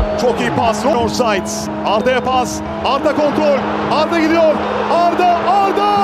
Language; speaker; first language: Turkish; native; Turkish